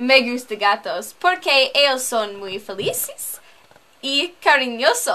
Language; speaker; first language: Spanish; non-native, learner; English